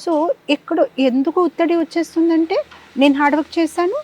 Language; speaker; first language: Telugu; non-native, fluent; Gujarati